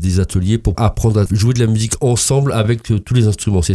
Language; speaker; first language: French; native; French